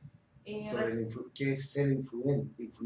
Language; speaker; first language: Spanish; native; Spanish